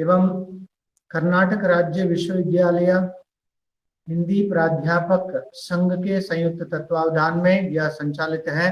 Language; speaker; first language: Hindi; non-native, local second language; Kannada